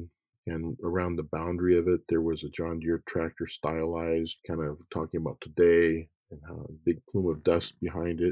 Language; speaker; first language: English; native; English